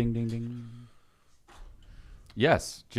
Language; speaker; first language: English; native; English